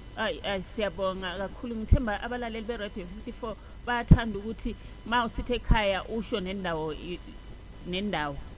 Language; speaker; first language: Zulu; native; Zulu